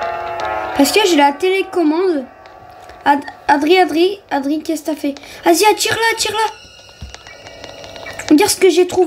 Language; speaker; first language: French; native; French